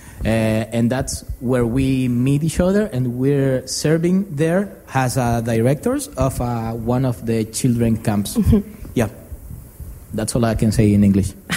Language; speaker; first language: English; non-native, learner; Spanish